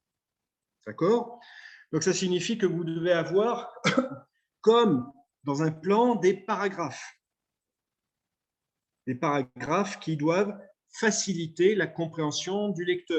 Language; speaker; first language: French; native; French